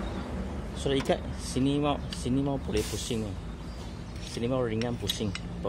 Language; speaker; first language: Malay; non-native, local second language; Chinese